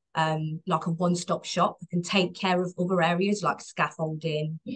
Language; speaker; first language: English; native; English